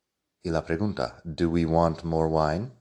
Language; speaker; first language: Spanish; non-native, fluent; English